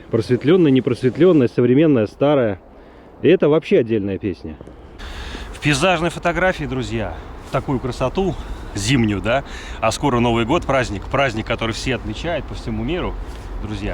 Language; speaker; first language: Russian; native; Russian